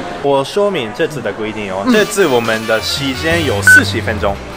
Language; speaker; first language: Chinese; non-native, learner; Japanese